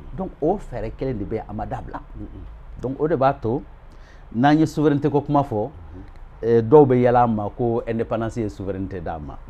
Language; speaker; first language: French; non-native, local second language; Bambara